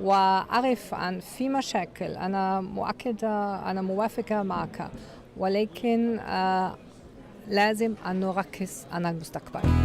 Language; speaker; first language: Arabic; non-native, fluent; German